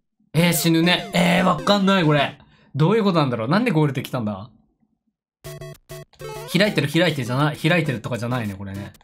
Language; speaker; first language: Japanese; native; Japanese